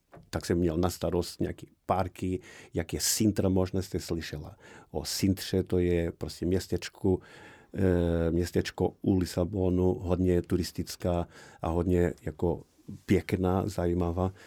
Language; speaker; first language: Czech; non-native, fluent; Portuguese